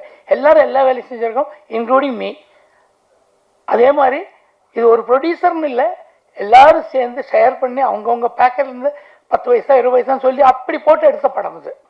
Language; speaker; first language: Tamil; non-native, local second language; Malayalam